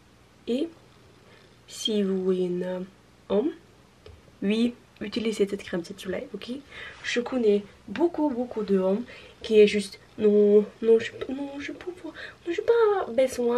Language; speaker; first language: French; non-native, learner; Norwegian